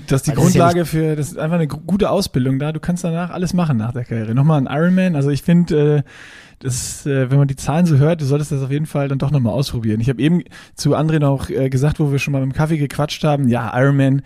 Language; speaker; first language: German; native; German